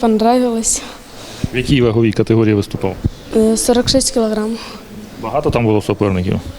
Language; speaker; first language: Ukrainian; native; Ukrainian